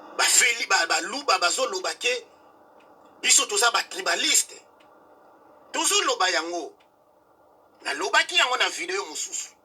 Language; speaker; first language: Lingala; non-native, local second language; Kongo